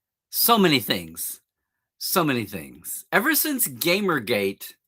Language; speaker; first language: English; native; English